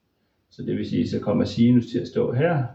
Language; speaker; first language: Danish; native; Danish